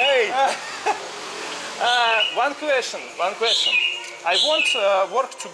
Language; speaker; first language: English; non-native, learner; Russian